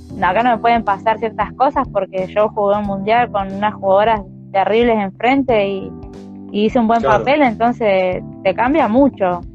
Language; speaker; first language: Spanish; native; Spanish